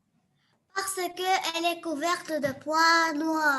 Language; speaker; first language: French; non-native, learner; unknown